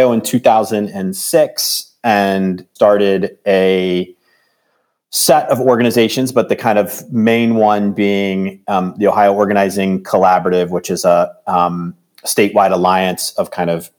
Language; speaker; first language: English; native; English